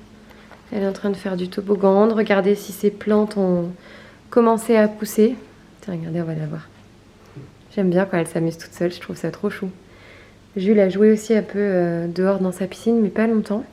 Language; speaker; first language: French; native; French